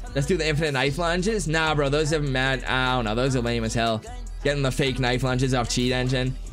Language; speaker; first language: English; native; English